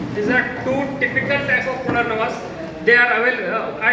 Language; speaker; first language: English; non-native, local second language; Kannada